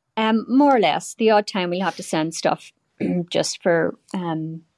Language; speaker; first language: English; native; English